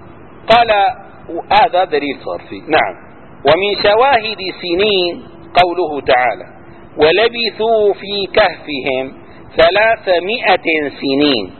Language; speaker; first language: Arabic; native; Arabic